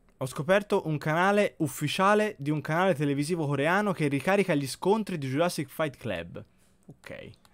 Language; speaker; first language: Italian; native; Italian